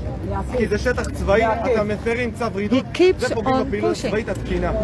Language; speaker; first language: Hebrew; native; Hebrew